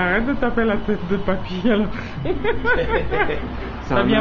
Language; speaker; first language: French; native; French